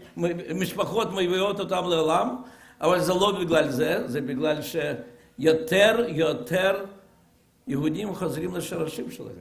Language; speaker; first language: Hebrew; non-native, fluent; Russian